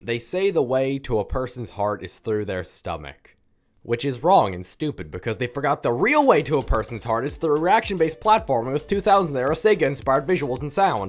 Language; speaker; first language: English; native; English